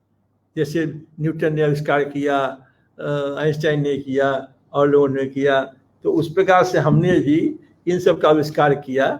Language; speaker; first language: Hindi; native; Hindi